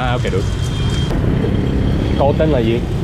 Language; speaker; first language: Vietnamese; non-native, learner; English